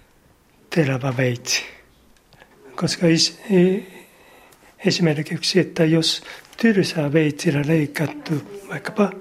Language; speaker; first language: Finnish; non-native, learner; Japanese